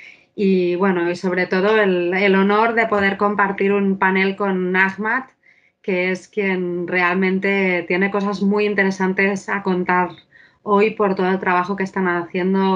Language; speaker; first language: Spanish; native; Spanish